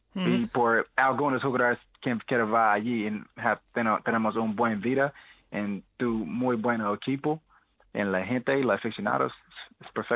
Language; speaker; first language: Spanish; non-native, learner; English